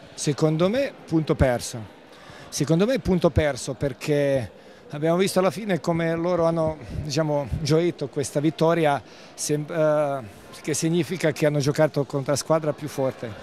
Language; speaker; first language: Italian; non-native, learner; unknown